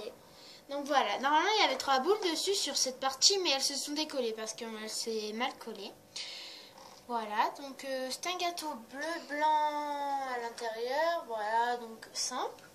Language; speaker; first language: French; native; French